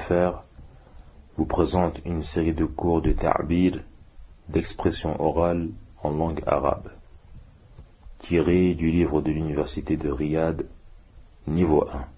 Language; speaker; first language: French; native; French